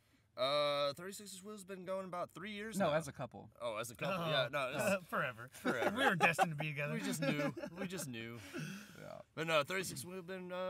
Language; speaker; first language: English; native; English